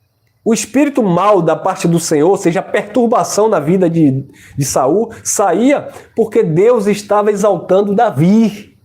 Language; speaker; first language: Portuguese; native; Portuguese